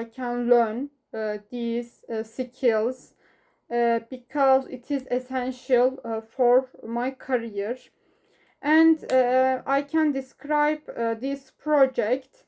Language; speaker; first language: English; non-native, learner; Turkish